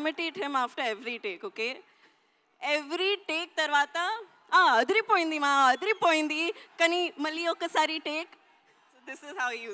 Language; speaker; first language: Telugu; non-native, learner; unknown